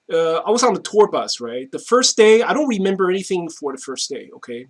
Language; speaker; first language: English; non-native, fluent; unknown